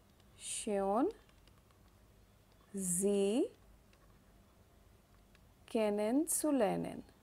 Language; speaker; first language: German; non-native, fluent; Hindi